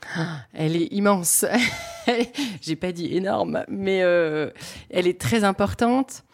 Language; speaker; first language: French; native; French